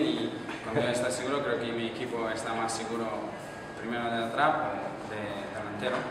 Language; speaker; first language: Spanish; non-native, learner; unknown